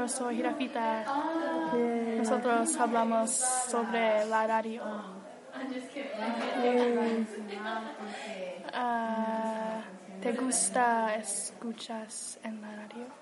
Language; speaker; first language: Spanish; non-native, learner; English